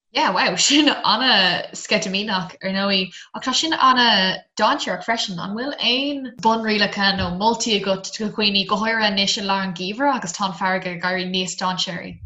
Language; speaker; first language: Irish; non-native, local second language; English